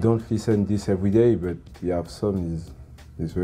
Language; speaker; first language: English; non-native, learner; French